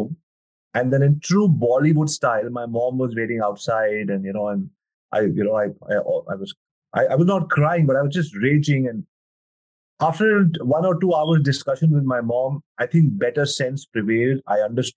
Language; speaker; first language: English; non-native, local second language; Hindi